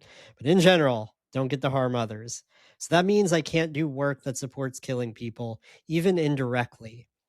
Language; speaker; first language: English; native; English